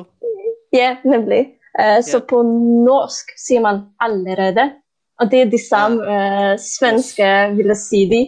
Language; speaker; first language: Danish; non-native, fluent; Polish